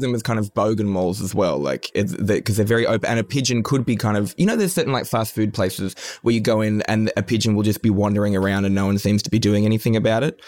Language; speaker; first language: English; native; English